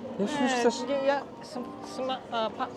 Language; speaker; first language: Polish; non-native, learner; Japanese